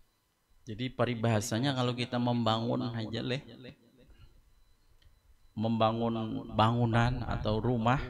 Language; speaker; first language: Indonesian; non-native, local second language; Banjar